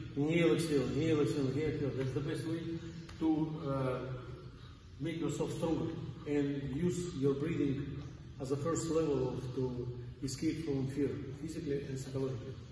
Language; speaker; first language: English; non-native, fluent; Russian